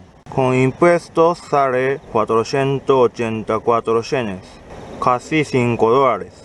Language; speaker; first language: Spanish; non-native, fluent; Japanese